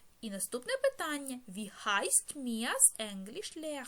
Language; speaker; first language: German; non-native, fluent; Ukrainian